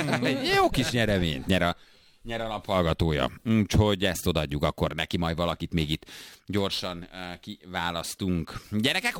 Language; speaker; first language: Hungarian; native; Hungarian